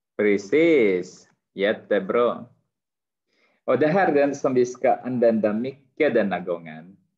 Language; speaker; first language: Swedish; non-native, fluent; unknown